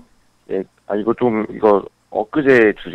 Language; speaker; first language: Korean; native; Korean